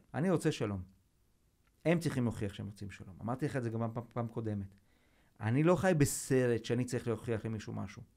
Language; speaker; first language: Hebrew; native; Hebrew